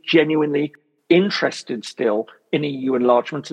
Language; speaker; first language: English; native; English